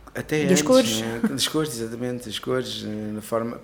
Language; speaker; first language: Portuguese; non-native, local second language; Kabuverdianu